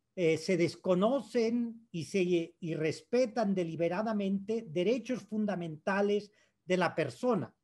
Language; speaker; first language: Spanish; native; Spanish